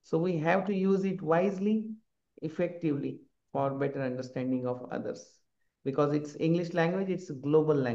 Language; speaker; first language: English; non-native, local second language; Marathi